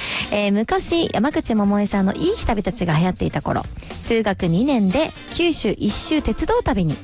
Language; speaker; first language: Japanese; native; Japanese